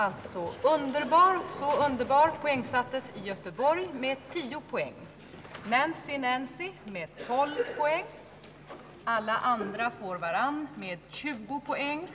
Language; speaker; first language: Swedish; native; Swedish